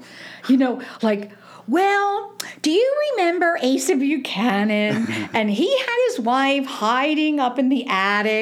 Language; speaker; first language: English; native; English